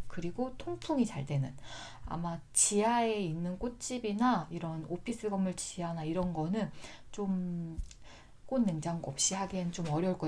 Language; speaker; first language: Korean; native; Korean